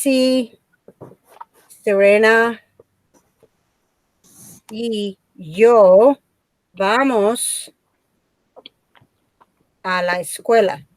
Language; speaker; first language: Spanish; non-native, fluent; English